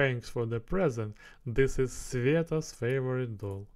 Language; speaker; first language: English; non-native, learner; Russian